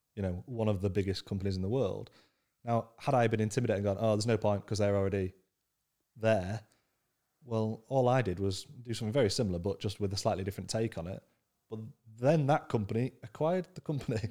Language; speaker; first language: English; native; English